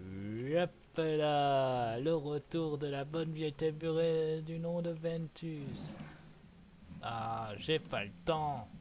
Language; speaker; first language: French; native; French